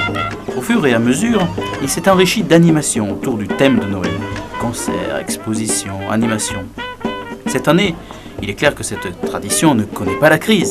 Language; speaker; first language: French; native; French